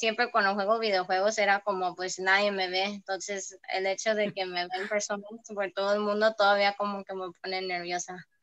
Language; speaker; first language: Spanish; early bilingual, heritage; English